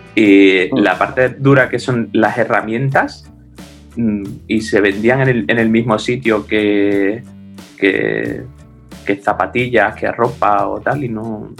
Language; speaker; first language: Spanish; native; Spanish